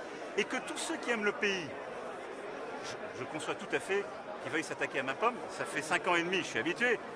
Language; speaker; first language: French; native; French